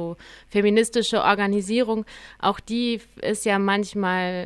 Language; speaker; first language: German; native; German